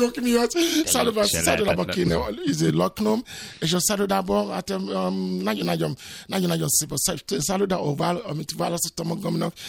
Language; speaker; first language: Hungarian; non-native, fluent; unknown